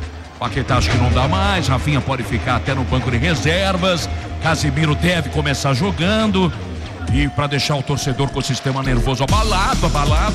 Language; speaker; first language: Portuguese; native; Portuguese